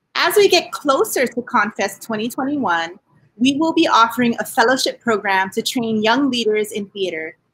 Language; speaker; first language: English; native; English